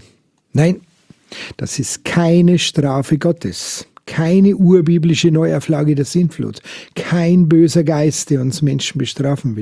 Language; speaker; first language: German; native; German